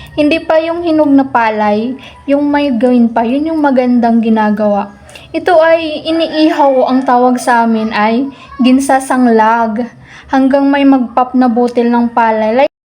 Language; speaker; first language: Filipino; non-native, local second language; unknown